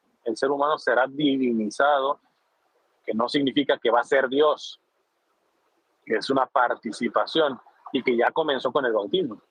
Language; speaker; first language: Spanish; native; Spanish